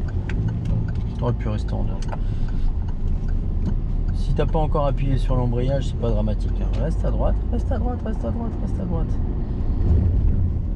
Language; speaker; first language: French; native; French